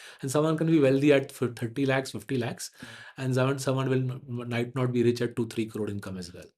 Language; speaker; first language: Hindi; non-native, local second language; Bangla